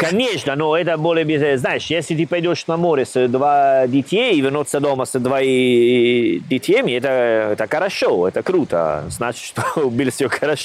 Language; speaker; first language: Russian; non-native, learner; Italian